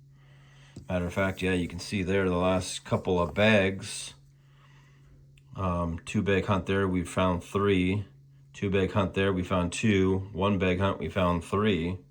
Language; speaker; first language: English; native; English